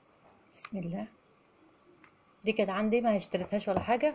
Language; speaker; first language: Arabic; native; Arabic